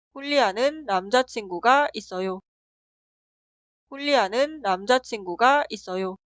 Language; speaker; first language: Korean; non-native, fluent; Spanish